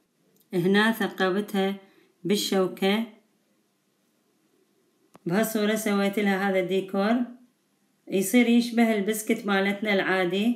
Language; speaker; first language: Arabic; native; Arabic